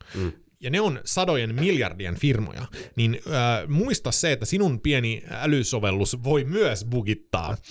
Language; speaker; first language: Finnish; early bilingual, heritage; Finnish